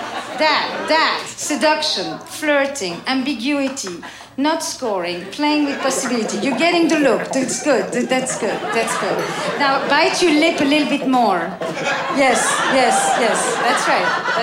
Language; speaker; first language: English; non-native, fluent; French